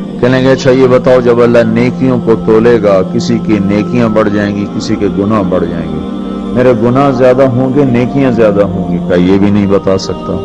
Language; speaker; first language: Urdu; non-native, local second language; Punjabi